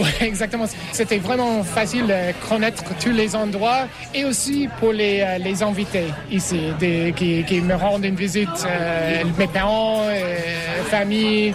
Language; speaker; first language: French; non-native, learner; English